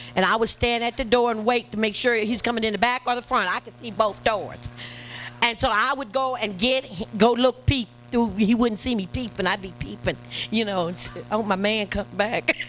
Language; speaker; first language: English; native; English